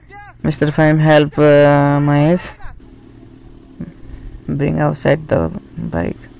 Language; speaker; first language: English; non-native, learner; Nepali